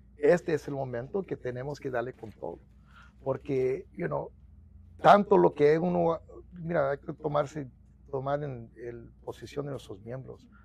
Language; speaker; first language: Spanish; early bilingual, heritage; Spanish